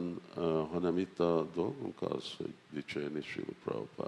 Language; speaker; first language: Hungarian; non-native, learner; English